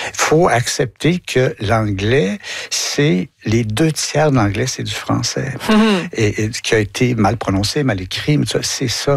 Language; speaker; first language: French; native; French